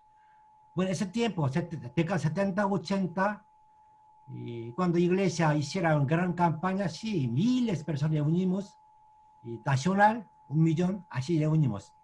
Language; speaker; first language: Spanish; non-native, learner; Korean